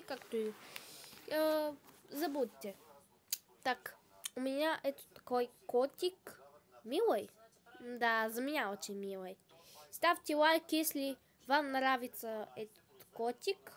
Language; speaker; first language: Russian; non-native, learner; Bulgarian